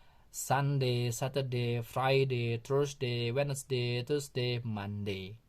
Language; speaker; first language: English; non-native, learner; Indonesian